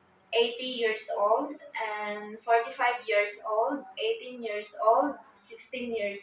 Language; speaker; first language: English; non-native, learner; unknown